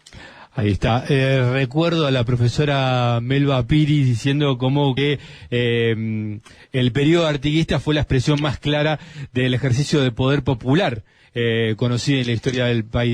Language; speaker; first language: Spanish; native; Spanish